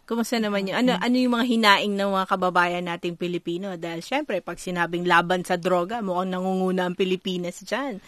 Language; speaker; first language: Filipino; native; Filipino